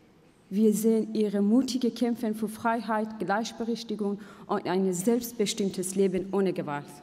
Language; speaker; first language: German; non-native, fluent; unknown